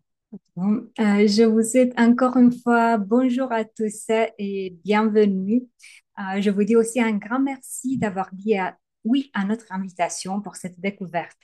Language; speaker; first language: French; native; French